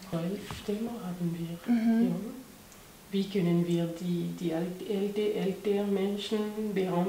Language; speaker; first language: German; non-native, learner; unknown